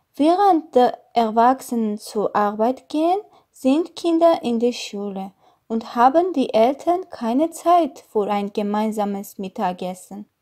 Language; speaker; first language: German; non-native, learner; Armenian